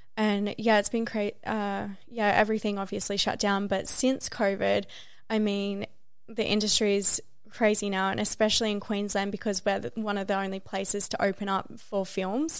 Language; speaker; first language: English; native; English